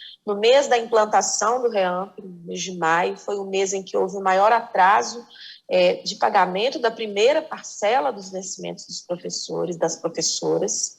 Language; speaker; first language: Portuguese; native; Portuguese